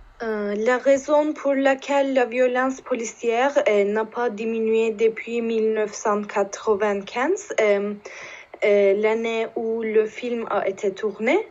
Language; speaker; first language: French; non-native, learner; Turkish